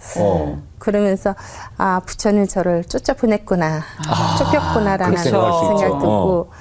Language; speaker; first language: Korean; non-native, fluent; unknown